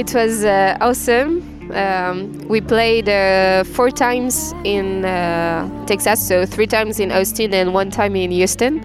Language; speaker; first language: English; non-native, fluent; French